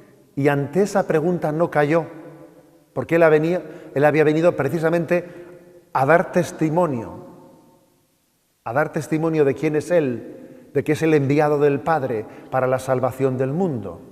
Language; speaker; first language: Spanish; native; Spanish